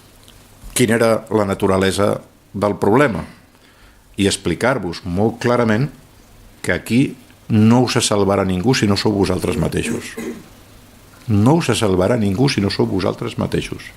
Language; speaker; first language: Catalan; native; Catalan